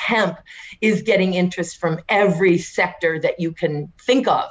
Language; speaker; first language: English; native; English